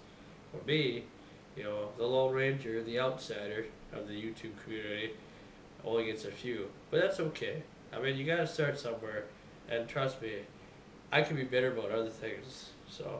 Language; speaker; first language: English; native; English